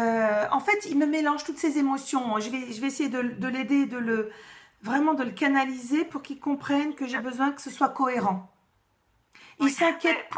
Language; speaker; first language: French; native; French